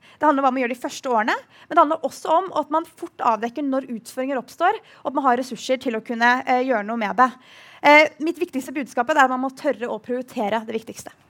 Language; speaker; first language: Norwegian; native; Norwegian